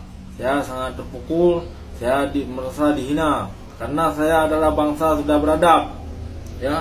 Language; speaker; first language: Indonesian; non-native, local second language; Achinese